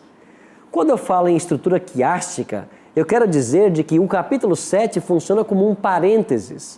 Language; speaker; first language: Portuguese; native; Portuguese